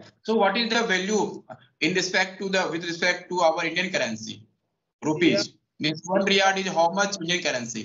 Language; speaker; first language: English; non-native, local second language; Hindi